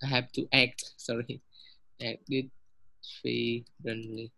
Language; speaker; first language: English; non-native, learner; Vietnamese